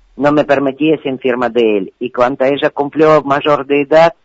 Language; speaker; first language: Spanish; non-native, learner; Ukrainian